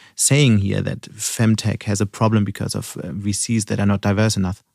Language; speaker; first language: English; non-native, fluent; German